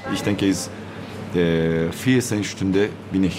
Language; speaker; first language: German; non-native, learner; Turkish